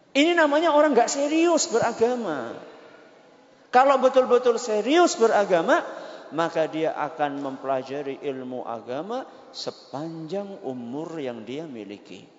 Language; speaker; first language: Indonesian; non-native, local second language; Javanese